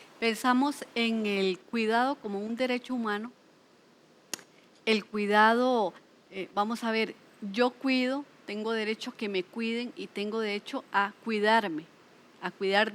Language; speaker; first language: Spanish; native; Spanish